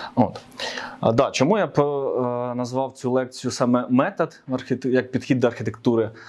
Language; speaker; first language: Ukrainian; native; Ukrainian